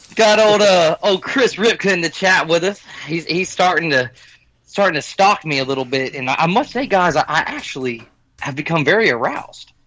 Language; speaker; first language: English; native; English